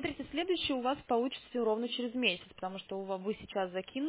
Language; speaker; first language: Russian; native; Russian